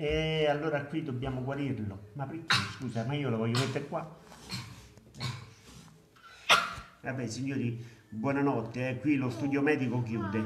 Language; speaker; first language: Italian; native; Italian